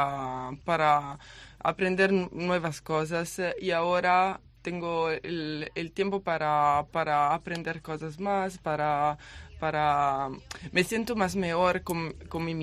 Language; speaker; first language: Spanish; non-native, learner; Italian